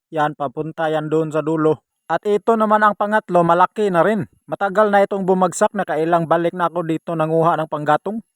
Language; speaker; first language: Filipino; non-native, local second language; Cebuano